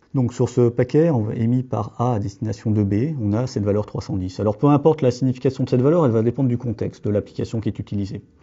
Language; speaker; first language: French; native; French